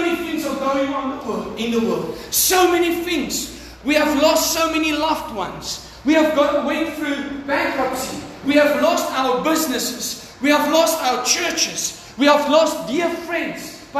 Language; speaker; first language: English; non-native, local second language; Afrikaans